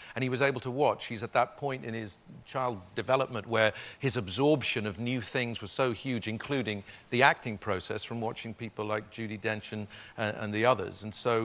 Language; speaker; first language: English; native; English